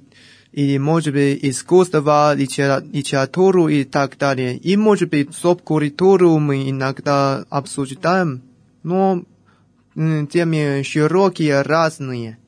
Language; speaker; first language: Russian; non-native, fluent; Chinese